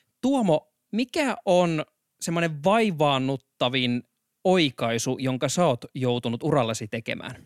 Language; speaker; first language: Finnish; native; Finnish